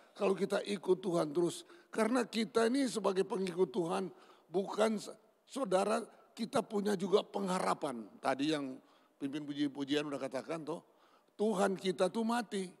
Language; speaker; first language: Indonesian; native; Indonesian